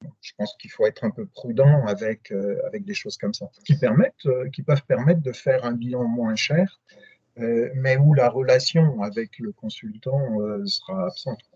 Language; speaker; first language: French; native; French